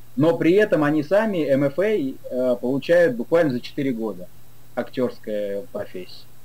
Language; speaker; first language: Russian; native; Russian